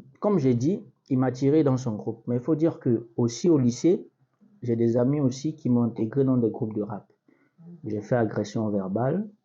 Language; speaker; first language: French; non-native, local second language; Basaa